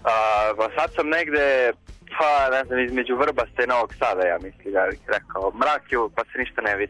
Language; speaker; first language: Serbian; native; Serbian